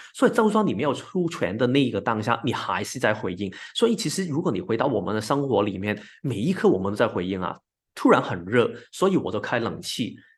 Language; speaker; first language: Chinese; non-native, local second language; Cantonese